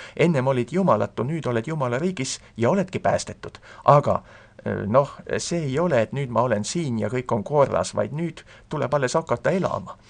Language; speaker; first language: Estonian; native; Estonian